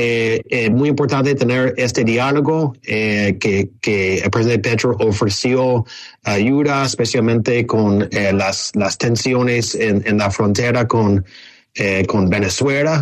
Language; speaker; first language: Spanish; non-native, fluent; English